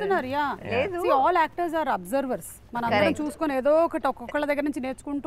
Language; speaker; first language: Telugu; native; Telugu